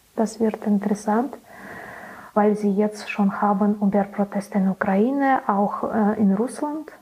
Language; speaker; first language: German; non-native, learner; Belarusian